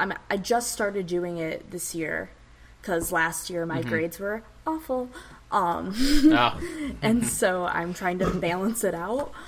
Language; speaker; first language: English; native; English